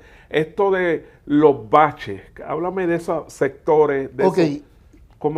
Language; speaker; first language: Spanish; native; Spanish